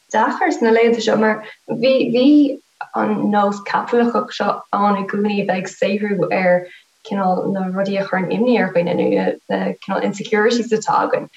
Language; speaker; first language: Irish; non-native, local second language; English